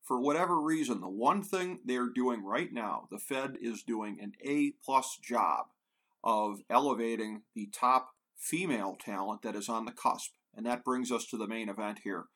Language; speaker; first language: English; native; English